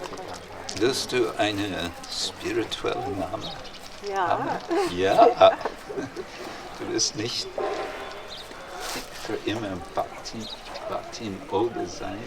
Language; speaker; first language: German; non-native, fluent; English